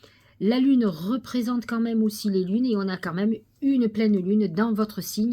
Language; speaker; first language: French; native; French